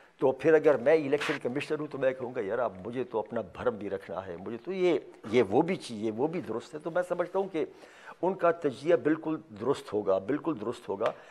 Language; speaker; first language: Urdu; non-native, local second language; Pashto